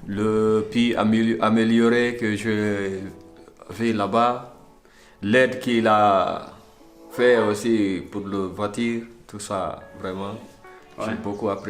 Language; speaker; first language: French; non-native, local second language; Fula